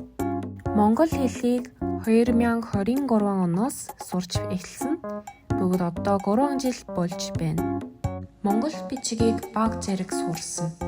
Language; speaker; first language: Mongolian; non-native, learner; Korean